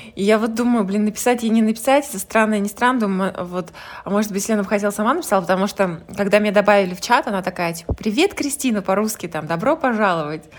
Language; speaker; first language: Russian; native; Russian